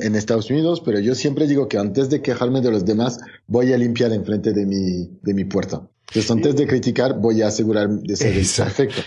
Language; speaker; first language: Spanish; non-native, fluent; French